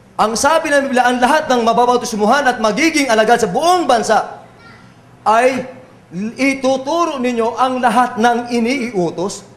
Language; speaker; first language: Filipino; native; Filipino